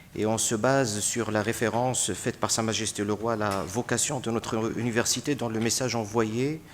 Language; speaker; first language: French; non-native, local second language; Arabic